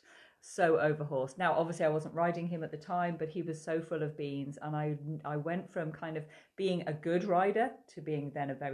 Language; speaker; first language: English; native; English